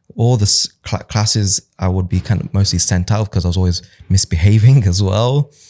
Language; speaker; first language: English; early bilingual, other home language; Hindi